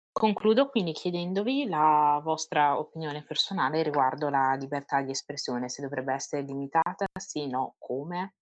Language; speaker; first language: Italian; early bilingual, other home language; French